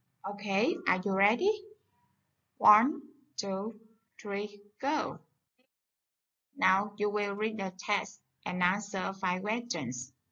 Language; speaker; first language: English; non-native, fluent; Vietnamese